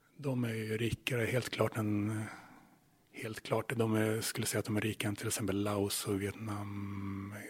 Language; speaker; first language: Swedish; native; Swedish